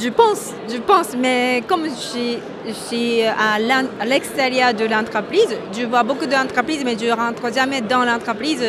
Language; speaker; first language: French; non-native, fluent; Japanese